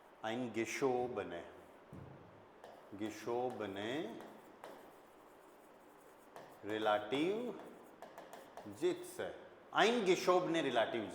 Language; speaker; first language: German; non-native, fluent; Hindi